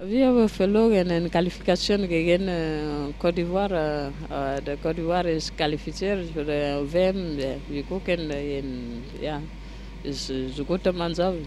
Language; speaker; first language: German; non-native, learner; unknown